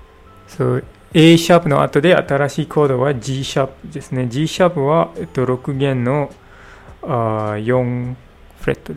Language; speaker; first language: Japanese; non-native, learner; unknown